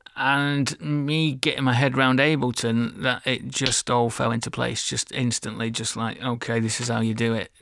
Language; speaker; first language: English; native; English